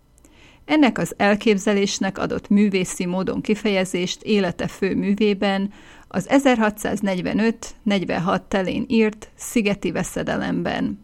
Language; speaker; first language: Hungarian; native; Hungarian